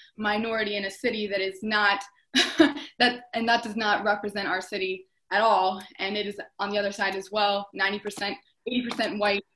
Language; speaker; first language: English; native; English